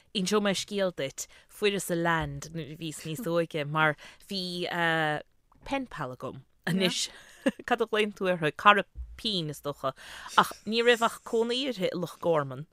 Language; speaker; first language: Irish; native; Irish